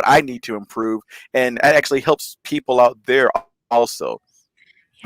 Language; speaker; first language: English; native; English